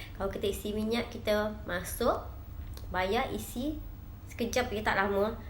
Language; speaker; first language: Malay; native; Malay